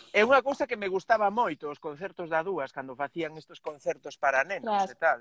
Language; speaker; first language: Galician; non-native, local second language; Spanish